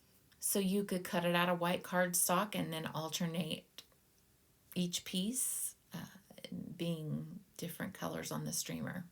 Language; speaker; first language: English; native; English